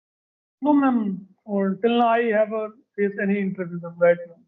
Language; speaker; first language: English; non-native, learner; Hindi